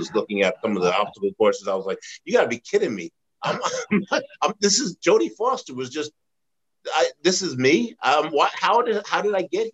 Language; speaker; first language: English; native; English